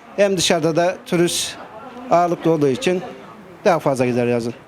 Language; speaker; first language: Turkish; native; Turkish